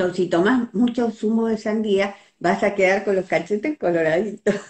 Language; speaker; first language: Spanish; native; Spanish